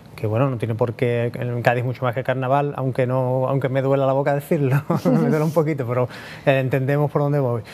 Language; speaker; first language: Spanish; native; Spanish